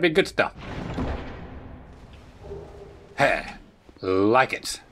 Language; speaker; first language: English; native; English